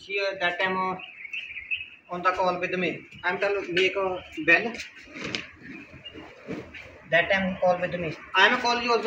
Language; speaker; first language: English; non-native, learner; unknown